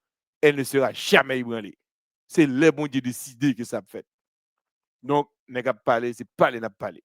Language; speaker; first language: French; non-native, local second language; Haitian Creole